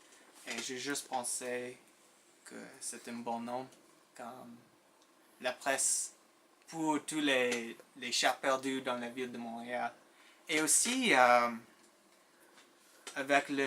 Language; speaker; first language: French; non-native, local second language; English